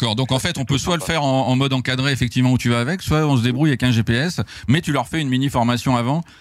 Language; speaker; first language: French; native; French